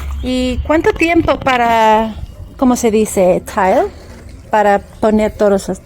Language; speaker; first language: Spanish; non-native, learner; English